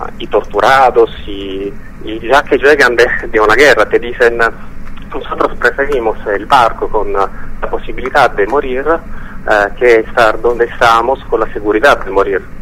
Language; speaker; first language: Spanish; non-native, fluent; Italian